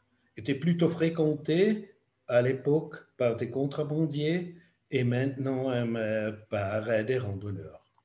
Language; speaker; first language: French; non-native, fluent; German